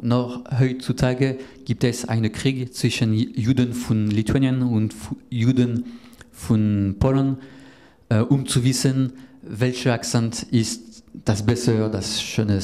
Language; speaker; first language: German; non-native, learner; French